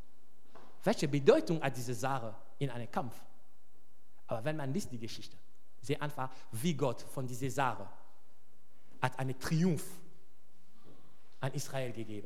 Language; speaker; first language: German; non-native, fluent; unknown